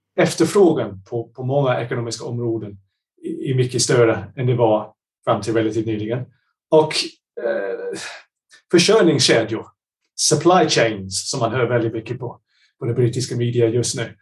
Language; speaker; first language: Swedish; non-native, fluent; English